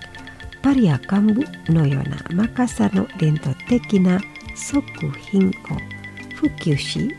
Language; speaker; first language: Japanese; non-native, fluent; Indonesian